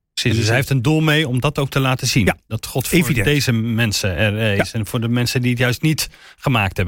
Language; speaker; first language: Dutch; native; Dutch